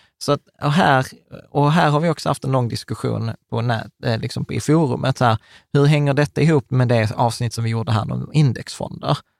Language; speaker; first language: Swedish; early bilingual, other home language; Czech